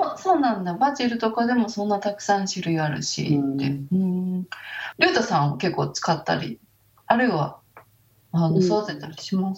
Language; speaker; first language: Japanese; native; Japanese